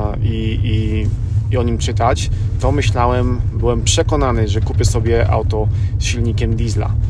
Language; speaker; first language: Polish; native; Polish